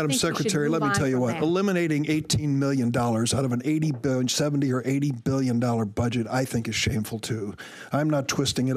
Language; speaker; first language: English; native; English